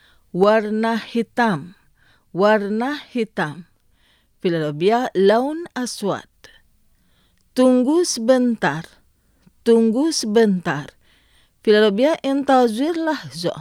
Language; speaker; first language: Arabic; non-native, fluent; Indonesian